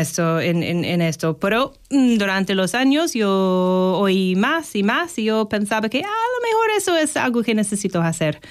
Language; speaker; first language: Spanish; non-native, learner; English